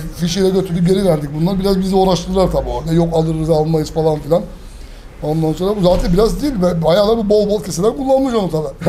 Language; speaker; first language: Turkish; early bilingual, heritage; Turkish